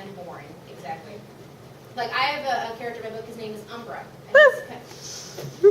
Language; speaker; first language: English; native; English